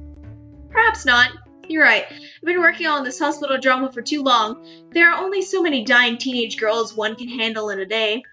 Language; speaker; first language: English; native; English